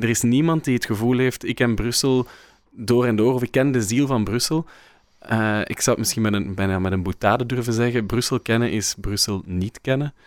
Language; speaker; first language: Dutch; native; Dutch